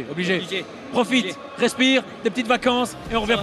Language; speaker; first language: French; native; French